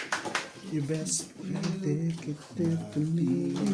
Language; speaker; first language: English; non-native, learner; Filipino